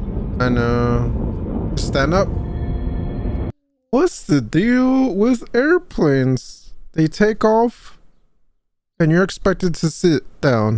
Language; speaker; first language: English; native; English